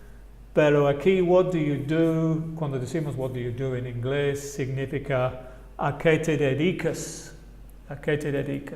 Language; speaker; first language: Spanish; non-native, fluent; English